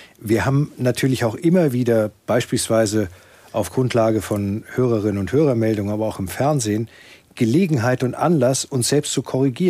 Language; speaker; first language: German; native; German